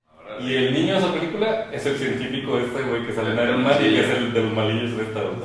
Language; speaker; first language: Spanish; native; Spanish